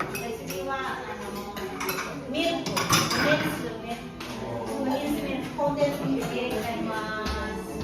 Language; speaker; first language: Japanese; non-native, fluent; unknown